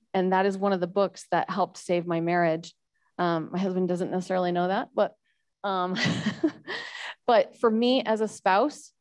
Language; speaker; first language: English; native; English